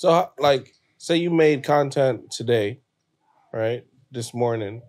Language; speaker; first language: English; native; English